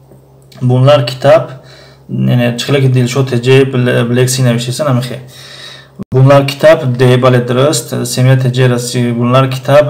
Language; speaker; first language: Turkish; non-native, fluent; Tajik